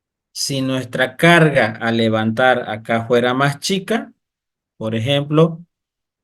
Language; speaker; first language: Spanish; native; Spanish